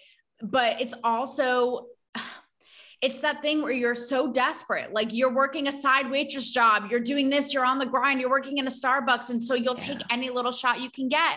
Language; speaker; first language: English; native; English